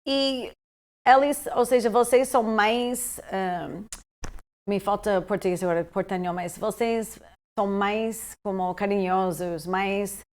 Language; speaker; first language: Portuguese; non-native, fluent; English